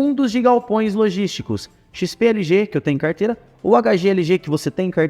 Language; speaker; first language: Portuguese; native; Portuguese